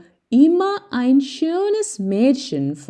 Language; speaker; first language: German; non-native, fluent; Malayalam